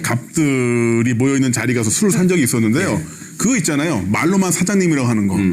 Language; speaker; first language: Korean; native; Korean